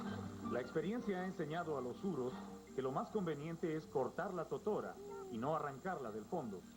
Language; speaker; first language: Spanish; native; Spanish